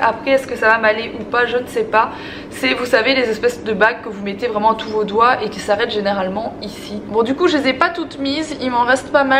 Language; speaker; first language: French; native; French